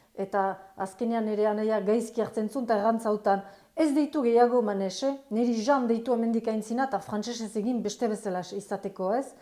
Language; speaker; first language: Basque; native; Basque